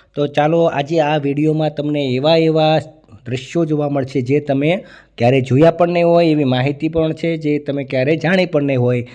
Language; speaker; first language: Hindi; non-native, local second language; Gujarati